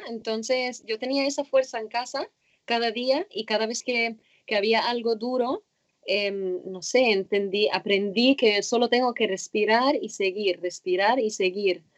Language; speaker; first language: Spanish; non-native, fluent; Arabic